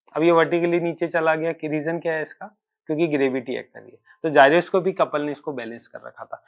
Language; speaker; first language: Hindi; native; Hindi